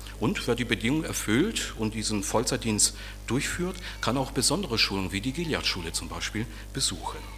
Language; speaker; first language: German; native; German